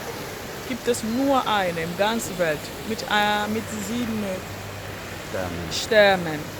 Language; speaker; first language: German; non-native, learner; Lingala